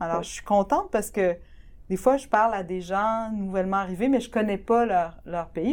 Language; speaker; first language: French; native; French